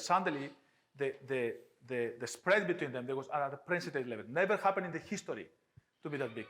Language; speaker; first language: English; non-native, fluent; Greek